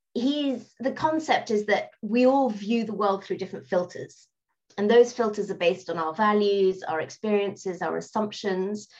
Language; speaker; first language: English; native; English